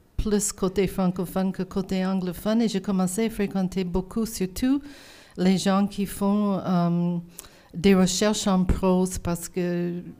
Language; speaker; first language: French; non-native, fluent; English